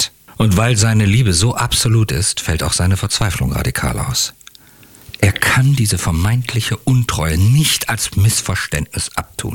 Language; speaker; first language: German; native; German